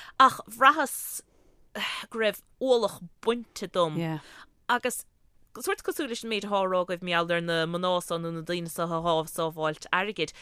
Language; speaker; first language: Irish; native; Irish